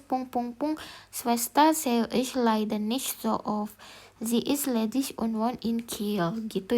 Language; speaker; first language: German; non-native, fluent; Indonesian